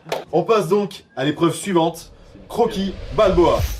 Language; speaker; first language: French; native; French